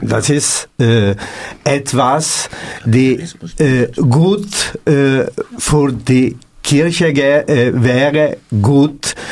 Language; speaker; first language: German; non-native, learner; Italian